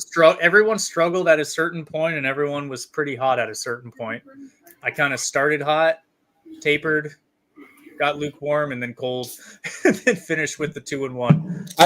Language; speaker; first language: English; native; English